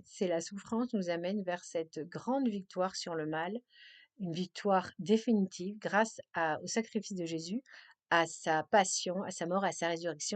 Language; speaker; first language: French; native; French